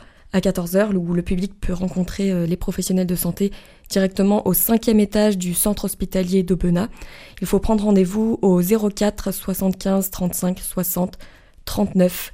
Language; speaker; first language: French; native; French